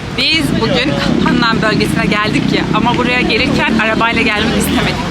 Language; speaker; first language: Turkish; native; Turkish